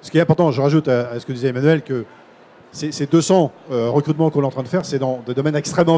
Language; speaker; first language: French; native; French